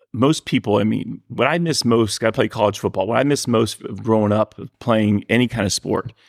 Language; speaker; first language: English; native; English